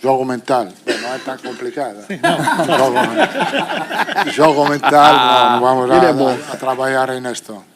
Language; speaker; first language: Portuguese; non-native, fluent; Italian